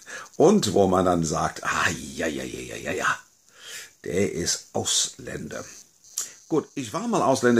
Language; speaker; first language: German; non-native, fluent; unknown